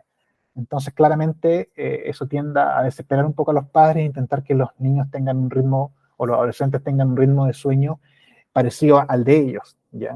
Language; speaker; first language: Spanish; native; Spanish